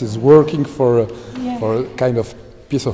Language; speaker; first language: English; non-native, fluent; French